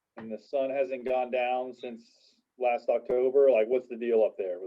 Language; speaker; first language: English; native; English